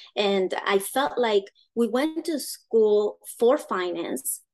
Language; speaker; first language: English; early bilingual, other home language; Spanish